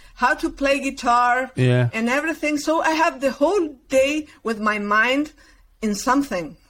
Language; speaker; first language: English; non-native, learner; Spanish